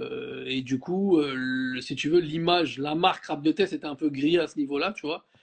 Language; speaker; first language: French; native; French